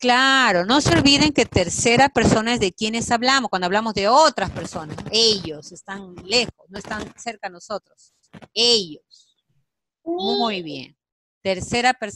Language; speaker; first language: Spanish; native; Spanish